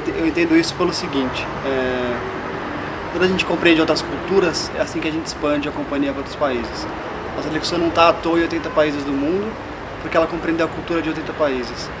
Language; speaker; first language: Portuguese; native; Portuguese